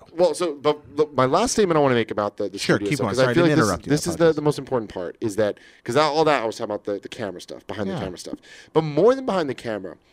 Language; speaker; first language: English; native; English